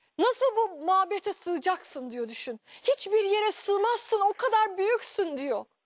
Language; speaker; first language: Turkish; native; Turkish